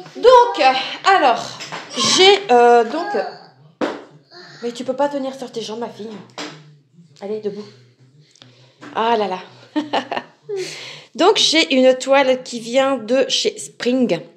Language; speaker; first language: French; native; French